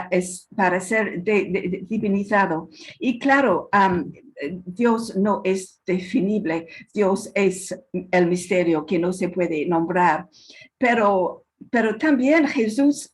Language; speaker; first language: Spanish; non-native, fluent; English